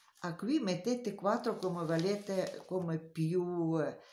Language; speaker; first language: Italian; non-native, learner; Romanian